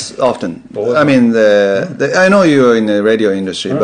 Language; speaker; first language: English; non-native, fluent; Japanese